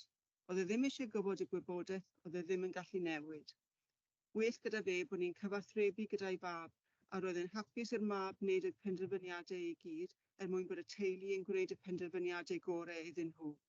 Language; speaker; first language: Welsh; native; Welsh